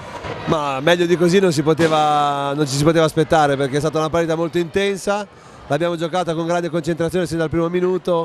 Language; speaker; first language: Italian; native; Italian